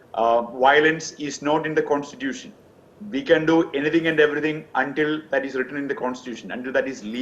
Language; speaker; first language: English; non-native, local second language; Malayalam